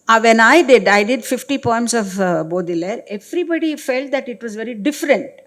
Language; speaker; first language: English; non-native, local second language; Kannada